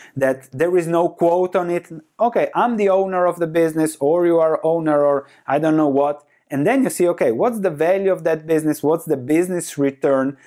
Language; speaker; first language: English; non-native, fluent; Croatian